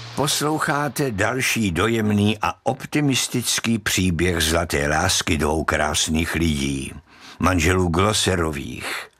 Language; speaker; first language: Czech; native; Czech